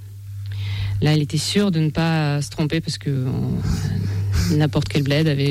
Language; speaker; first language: French; non-native, fluent; Russian